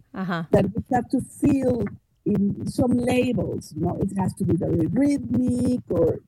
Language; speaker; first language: English; non-native, fluent; Spanish